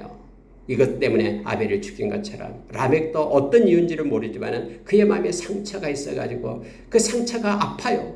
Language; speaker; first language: Korean; native; Korean